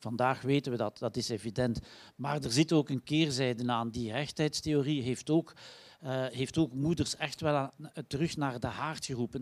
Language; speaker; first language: Dutch; native; Dutch